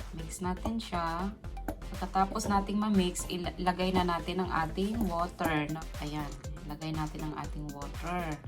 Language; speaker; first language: Filipino; non-native, local second language; Cebuano